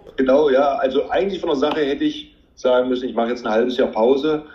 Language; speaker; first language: German; native; German